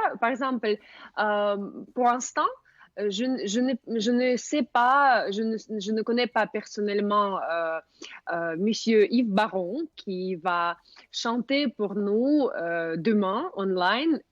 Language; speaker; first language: French; non-native, fluent; Russian